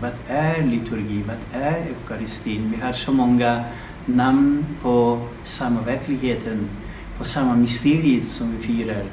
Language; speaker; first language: Swedish; non-native, fluent; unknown